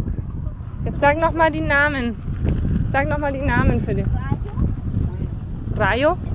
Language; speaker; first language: German; native; German